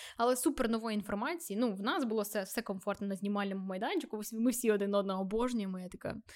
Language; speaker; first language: Ukrainian; native; Ukrainian